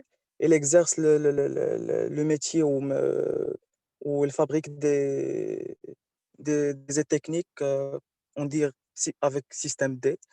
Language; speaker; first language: French; non-native, local second language; Arabic